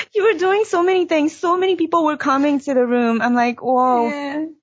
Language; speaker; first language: English; early bilingual, heritage; Chinese